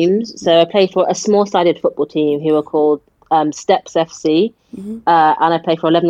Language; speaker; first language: English; native; English